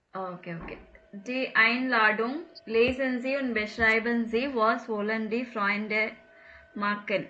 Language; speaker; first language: German; non-native, fluent; Tamil